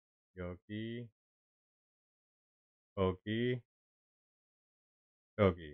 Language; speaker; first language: Korean; non-native, learner; English